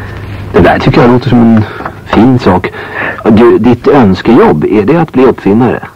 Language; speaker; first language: Swedish; native; Swedish